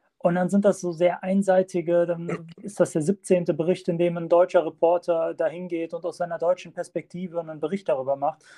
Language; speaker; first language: German; early bilingual, other home language; Turkish